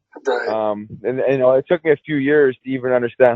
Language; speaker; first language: English; native; English